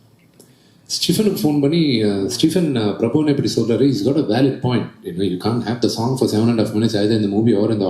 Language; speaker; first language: Tamil; early bilingual, heritage; Telugu